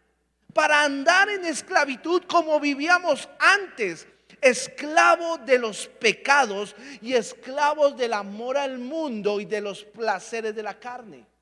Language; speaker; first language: Spanish; native; Spanish